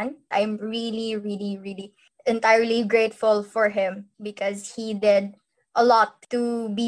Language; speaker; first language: English; non-native, local second language; Hiligaynon